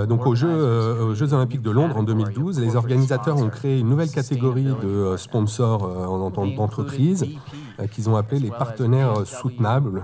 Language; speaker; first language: French; native; French